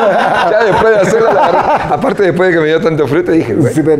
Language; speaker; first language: Spanish; native; Spanish